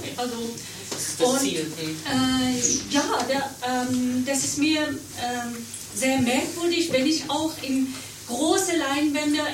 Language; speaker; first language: German; non-native, learner; Persian